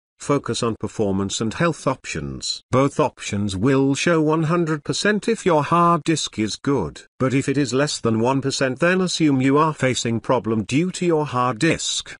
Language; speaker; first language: English; non-native, local second language; Bangla